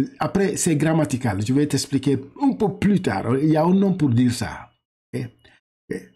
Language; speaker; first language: French; non-native, local second language; Wolof